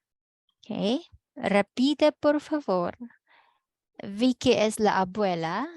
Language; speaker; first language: Spanish; non-native, fluent; Filipino